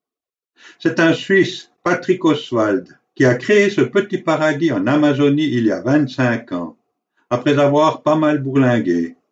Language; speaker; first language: French; native; French